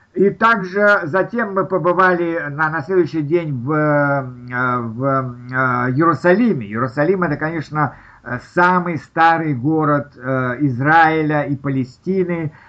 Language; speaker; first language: Russian; native; Russian